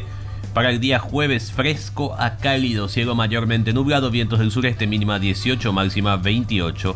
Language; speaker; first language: Spanish; native; Spanish